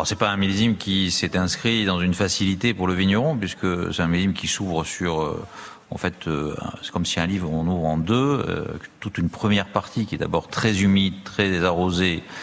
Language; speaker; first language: French; native; French